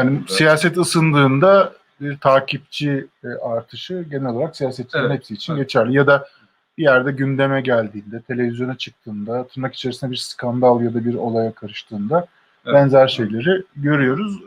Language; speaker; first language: Turkish; native; Turkish